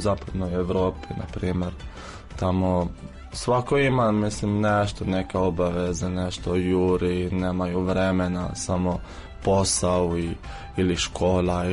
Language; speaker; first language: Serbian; non-native, fluent; Arabic